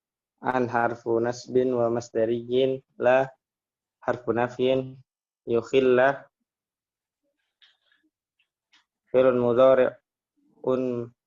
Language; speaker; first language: Arabic; non-native, learner; Indonesian